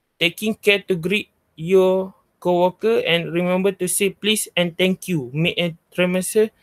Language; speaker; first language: English; non-native, local second language; Malay